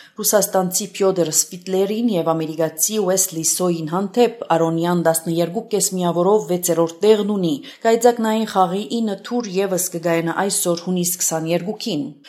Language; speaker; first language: Armenian; native; Armenian